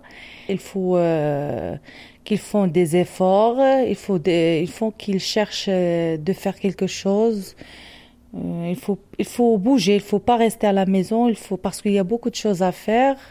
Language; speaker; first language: French; non-native, learner; Arabic